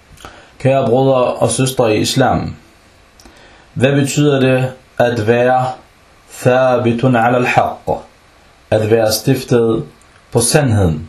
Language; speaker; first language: Danish; early bilingual, other home language; Arabic